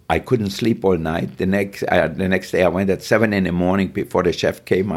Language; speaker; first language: English; non-native, fluent; German